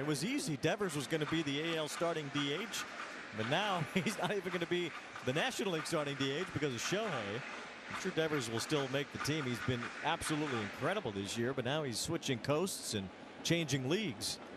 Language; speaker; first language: English; native; English